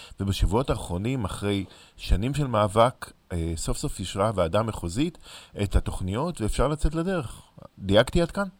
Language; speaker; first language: Hebrew; native; Hebrew